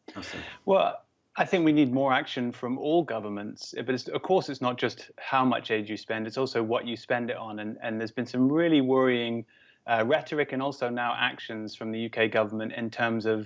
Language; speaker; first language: English; native; English